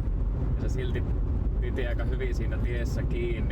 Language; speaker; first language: Finnish; native; Finnish